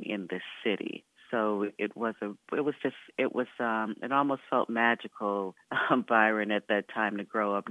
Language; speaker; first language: English; native; English